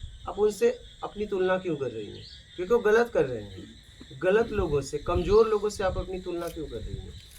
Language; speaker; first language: Hindi; native; Hindi